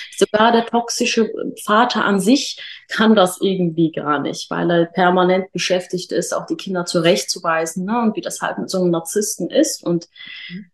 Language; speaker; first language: German; early bilingual, other home language; Arabic